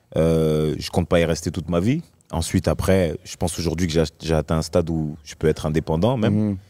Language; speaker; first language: French; native; French